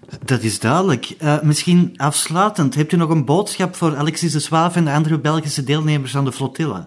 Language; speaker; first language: Dutch; native; Dutch